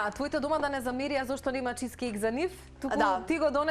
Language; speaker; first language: Macedonian; native; Macedonian